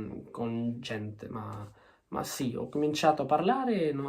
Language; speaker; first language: Italian; non-native, learner; Spanish